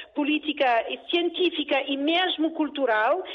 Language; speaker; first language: Portuguese; early bilingual, other home language; Kabuverdianu